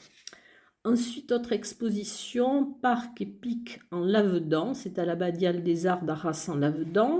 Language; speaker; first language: French; native; French